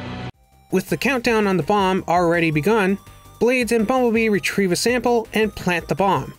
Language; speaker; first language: English; native; English